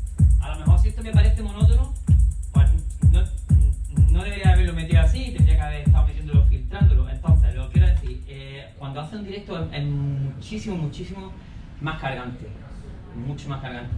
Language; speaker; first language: Spanish; native; Spanish